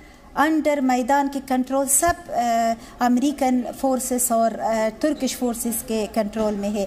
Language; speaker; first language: Hindi; non-native, learner; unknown